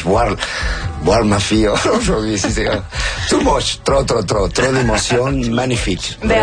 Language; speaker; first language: French; non-native, fluent; Spanish